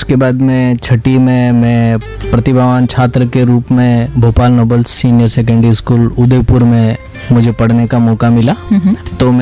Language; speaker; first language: Hindi; native; Hindi